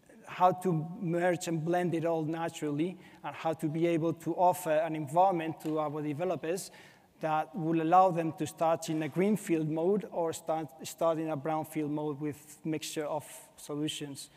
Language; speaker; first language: English; non-native, fluent; Spanish